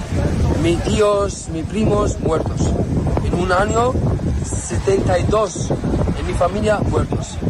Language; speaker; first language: Spanish; non-native, learner; Arabic